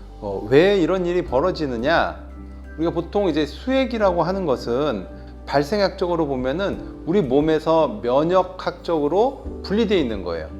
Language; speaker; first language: Korean; native; Korean